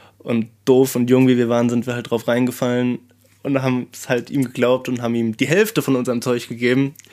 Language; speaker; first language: German; native; German